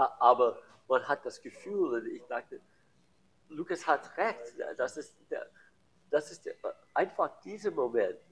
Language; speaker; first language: German; non-native, learner; English